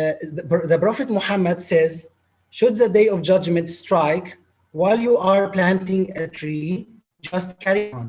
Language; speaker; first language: English; non-native, local second language; Arabic